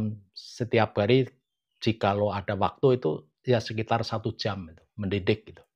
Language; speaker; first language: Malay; non-native, local second language; Javanese